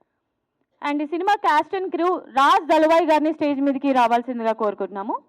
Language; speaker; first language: Telugu; native; Telugu